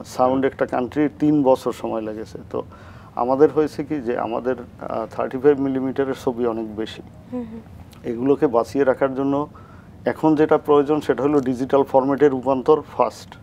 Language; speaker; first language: Bangla; native; Bangla